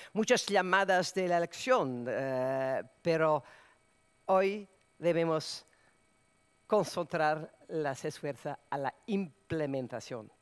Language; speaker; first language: Spanish; non-native, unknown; Serbian